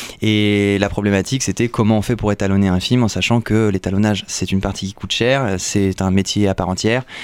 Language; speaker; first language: French; native; French